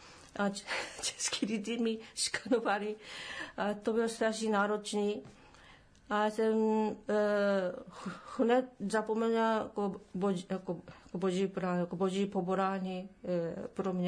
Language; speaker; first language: Czech; non-native, learner; Japanese